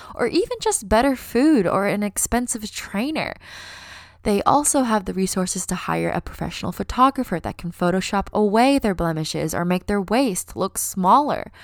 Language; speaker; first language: English; native; English